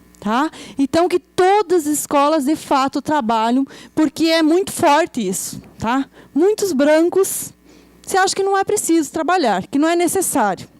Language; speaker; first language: Portuguese; native; Portuguese